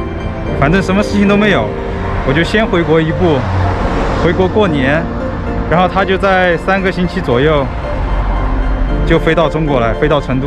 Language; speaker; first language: Chinese; native; Chinese